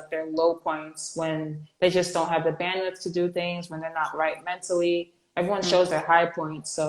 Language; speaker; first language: English; native; English